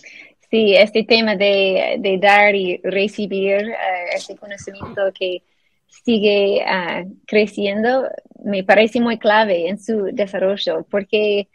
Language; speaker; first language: Spanish; non-native, fluent; English